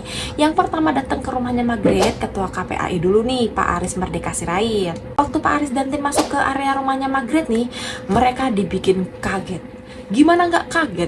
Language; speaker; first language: Indonesian; native; Indonesian